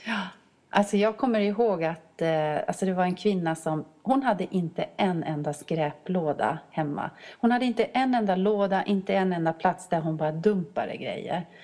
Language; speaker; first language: Swedish; native; Swedish